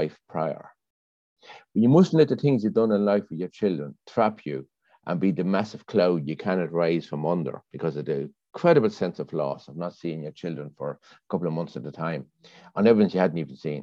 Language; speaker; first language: English; native; English